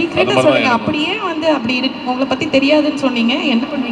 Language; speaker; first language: Tamil; native; Tamil